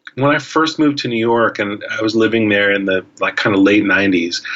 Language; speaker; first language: English; native; English